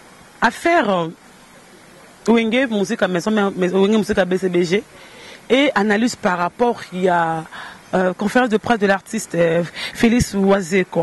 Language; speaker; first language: French; non-native, local second language; Lingala